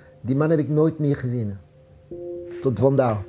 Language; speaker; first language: Dutch; non-native, fluent; French